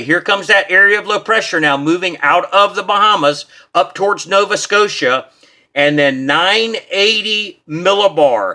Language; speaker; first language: English; native; English